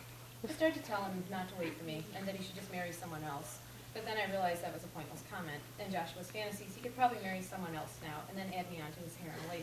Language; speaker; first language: English; native; English